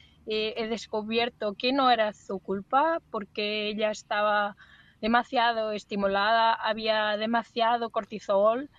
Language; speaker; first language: Spanish; non-native, learner; Portuguese